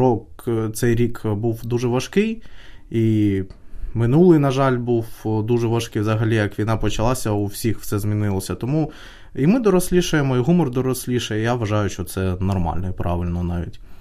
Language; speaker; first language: Ukrainian; native; Ukrainian